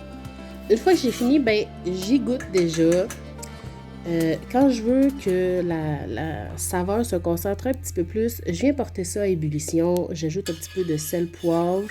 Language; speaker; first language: French; native; French